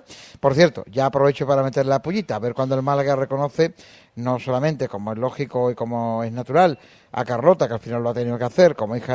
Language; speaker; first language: Spanish; native; Spanish